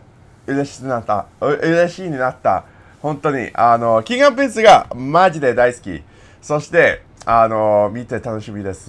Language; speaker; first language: Japanese; non-native, learner; English